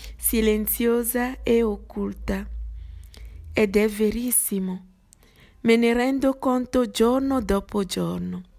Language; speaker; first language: Italian; non-native, fluent; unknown